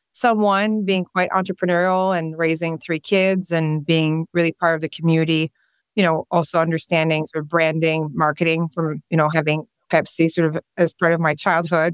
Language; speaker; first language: English; non-native, fluent; French